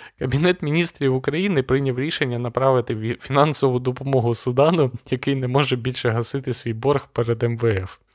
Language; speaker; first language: Ukrainian; non-native, local second language; Russian